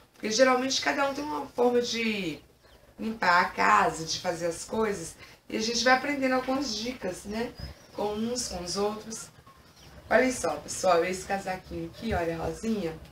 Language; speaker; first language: Portuguese; native; Portuguese